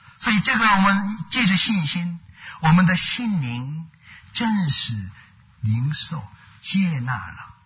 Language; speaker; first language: Chinese; non-native, fluent; Korean